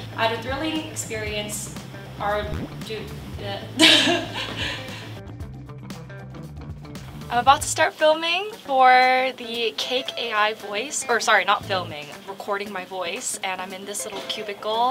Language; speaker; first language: English; early bilingual, other home language; Korean